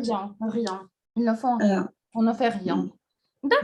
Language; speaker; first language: French; non-native, fluent; Russian